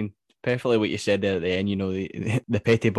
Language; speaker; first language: English; native; English